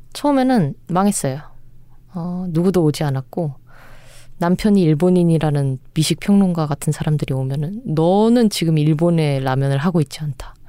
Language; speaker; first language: Korean; native; Korean